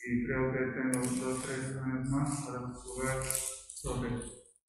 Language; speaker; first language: Spanish; non-native, learner; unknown